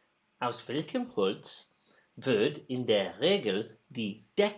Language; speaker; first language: German; non-native, learner; English